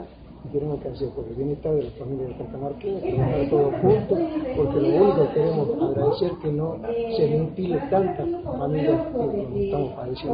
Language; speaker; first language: Spanish; native; Spanish